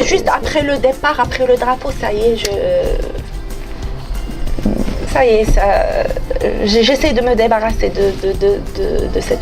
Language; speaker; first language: French; non-native, local second language; Arabic